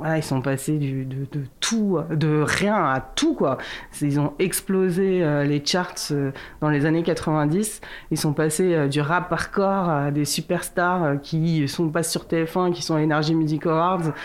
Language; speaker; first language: French; early bilingual, other home language; Kabuverdianu